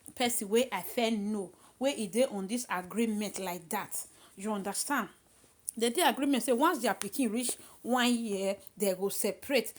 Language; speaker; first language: Nigerian Pidgin; native; Nigerian Pidgin